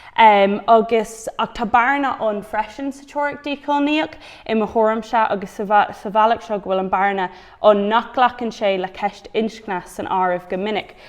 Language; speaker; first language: Irish; non-native, local second language; English